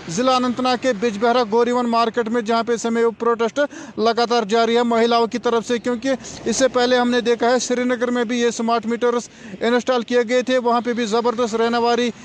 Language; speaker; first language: Urdu; non-native, local second language; Kashmiri